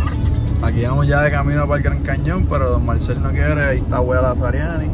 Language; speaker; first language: Spanish; native; Spanish